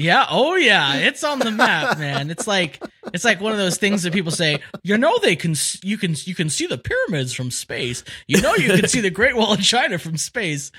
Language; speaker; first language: English; native; English